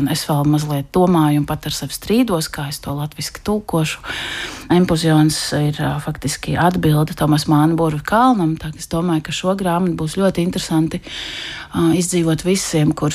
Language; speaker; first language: Latvian; native; Latvian